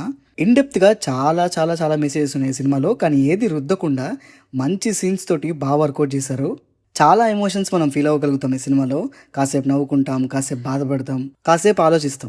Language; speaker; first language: Telugu; native; Telugu